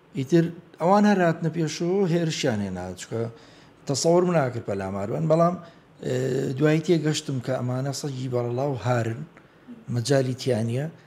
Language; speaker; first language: Central Kurdish; native; Central Kurdish